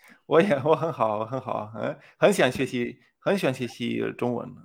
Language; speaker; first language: Chinese; non-native, learner; Spanish